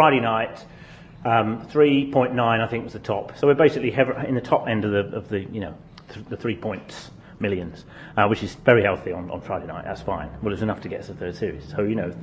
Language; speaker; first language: English; native; English